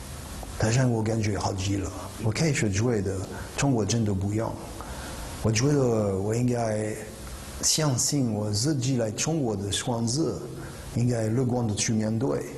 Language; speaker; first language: Chinese; non-native, fluent; French